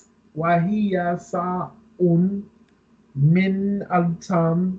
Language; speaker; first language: Arabic; non-native, learner; English